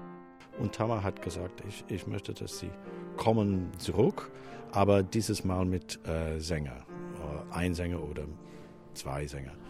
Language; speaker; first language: German; non-native, learner; English